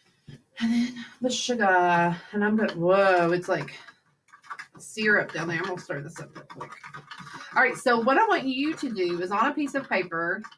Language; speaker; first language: English; native; English